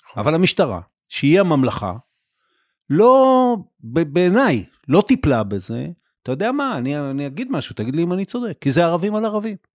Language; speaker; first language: Hebrew; native; Hebrew